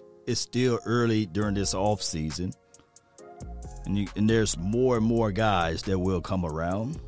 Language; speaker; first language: English; native; English